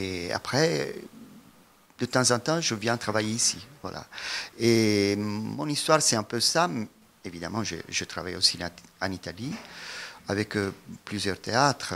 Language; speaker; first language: French; non-native, fluent; Italian